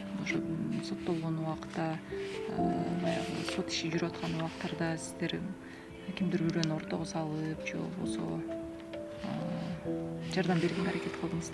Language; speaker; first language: Kyrgyz; native; Kyrgyz